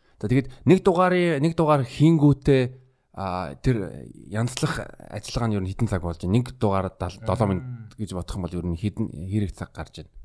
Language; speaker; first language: Mongolian; native; Mongolian